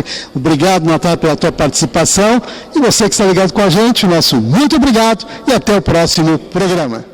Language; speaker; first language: Portuguese; native; Portuguese